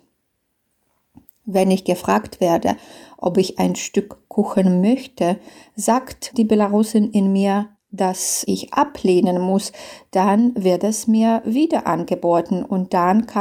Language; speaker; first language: German; non-native, fluent; Belarusian